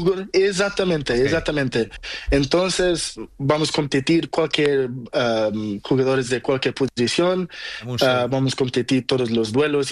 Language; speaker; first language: Spanish; non-native, learner; Portuguese